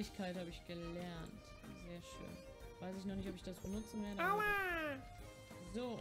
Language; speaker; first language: German; native; German